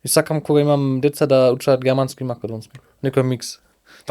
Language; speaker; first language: Macedonian; non-native, learner; German